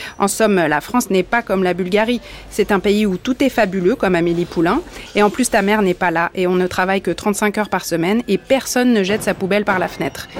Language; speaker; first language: French; native; French